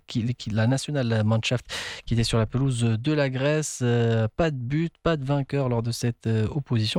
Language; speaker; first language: French; non-native, local second language; Arabic